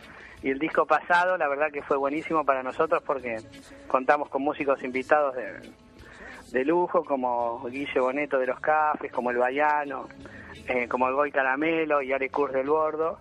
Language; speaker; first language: Spanish; native; Spanish